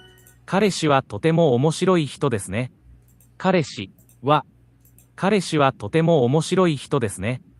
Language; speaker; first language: Japanese; non-native, learner; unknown